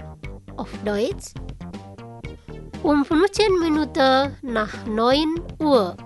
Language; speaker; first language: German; non-native, learner; Indonesian